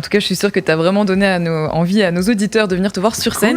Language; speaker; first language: French; native; French